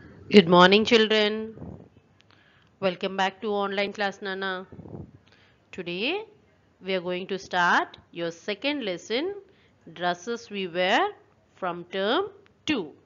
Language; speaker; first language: English; non-native, local second language; Telugu